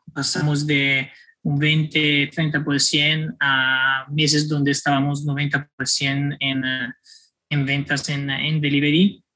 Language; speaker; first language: Spanish; non-native, fluent; Italian